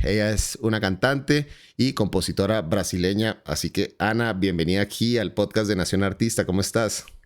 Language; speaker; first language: Spanish; native; Spanish